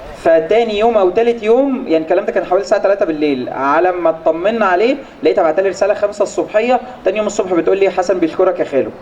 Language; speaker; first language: Egyptian Arabic; native; Egyptian Arabic